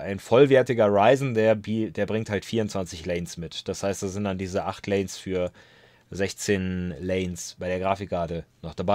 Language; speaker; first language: German; native; German